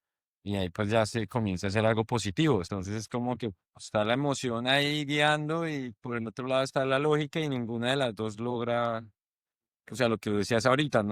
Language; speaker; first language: Spanish; native; Spanish